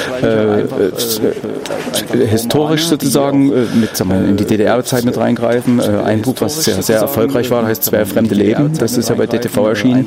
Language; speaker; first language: German; native; German